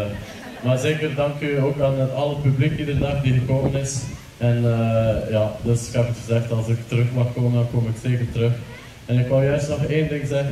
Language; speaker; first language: Dutch; native; Dutch